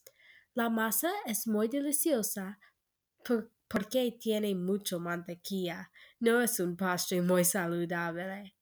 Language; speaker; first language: Spanish; non-native, learner; English